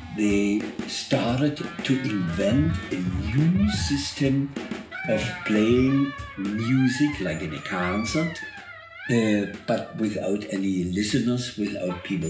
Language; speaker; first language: English; non-native, fluent; German